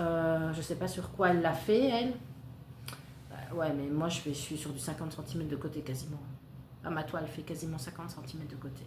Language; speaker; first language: French; native; French